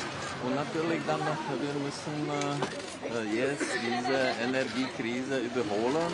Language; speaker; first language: German; non-native, fluent; Czech